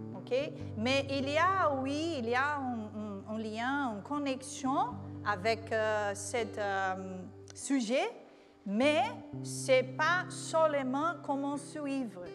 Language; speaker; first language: French; non-native, learner; Portuguese